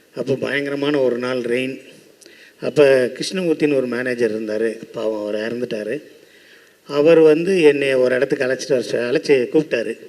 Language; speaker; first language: Tamil; native; Tamil